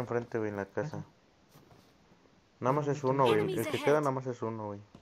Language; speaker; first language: Spanish; native; Spanish